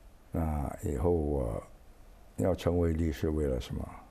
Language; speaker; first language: Chinese; non-native, fluent; English